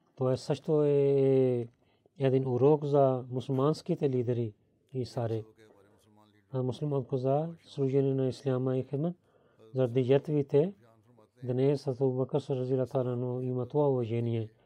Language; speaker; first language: Bulgarian; non-native, learner; Urdu